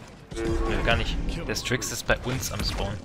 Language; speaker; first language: German; native; German